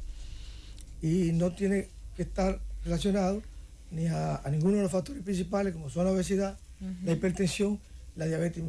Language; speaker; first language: Spanish; native; Spanish